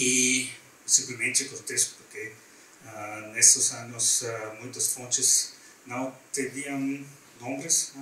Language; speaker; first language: Portuguese; non-native, learner; German